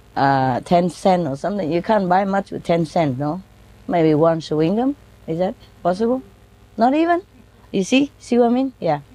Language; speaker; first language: English; non-native, fluent; Vietnamese